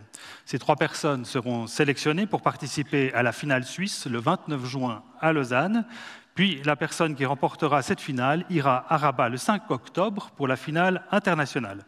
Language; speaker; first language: French; native; French